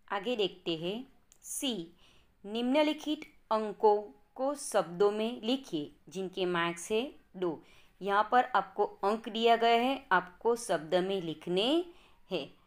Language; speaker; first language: Hindi; non-native, local second language; Gujarati